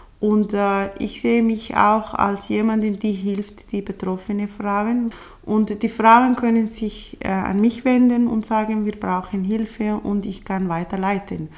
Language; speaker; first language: German; non-native, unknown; Somali